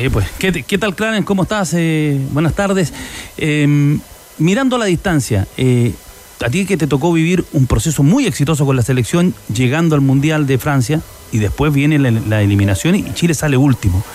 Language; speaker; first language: Spanish; native; Spanish